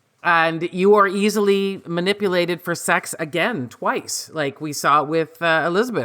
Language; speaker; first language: English; native; English